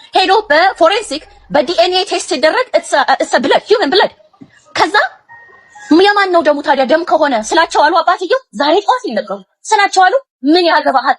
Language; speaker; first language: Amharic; non-native, local second language; Oromo